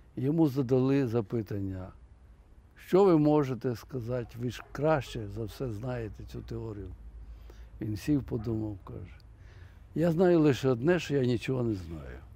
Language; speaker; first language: Ukrainian; native; Ukrainian